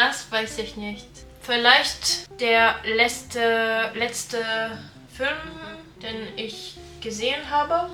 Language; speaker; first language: German; non-native, learner; French